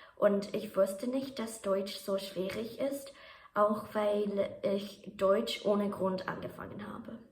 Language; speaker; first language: German; non-native, fluent; Japanese